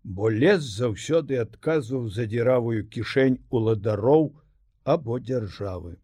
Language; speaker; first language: Belarusian; native; Belarusian